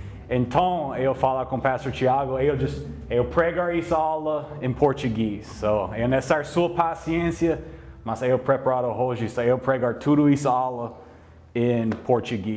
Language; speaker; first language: Portuguese; non-native, learner; English